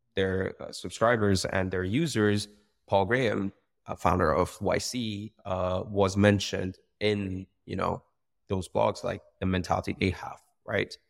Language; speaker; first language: English; non-native, fluent; Persian